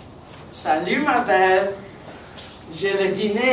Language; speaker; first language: French; non-native, local second language; English